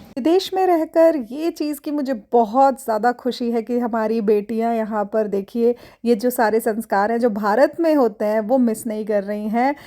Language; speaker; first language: Hindi; native; Hindi